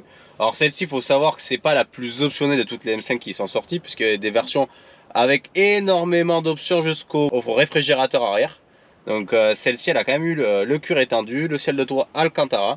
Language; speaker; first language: French; native; French